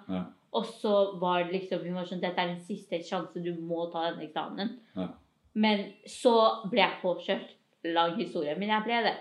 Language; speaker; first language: Norwegian; early bilingual, other home language; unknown